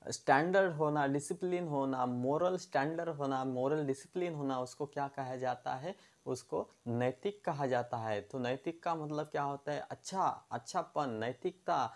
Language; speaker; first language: Hindi; non-native, local second language; Marathi